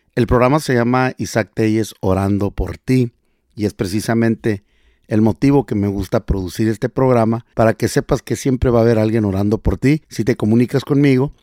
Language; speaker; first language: Spanish; early bilingual, heritage; Spanish